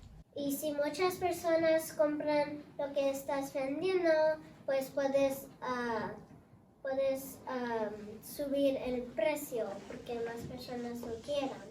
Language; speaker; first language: Spanish; early bilingual, heritage; Spanish